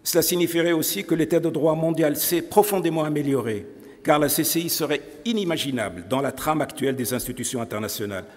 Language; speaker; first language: French; non-native, local second language; Arabic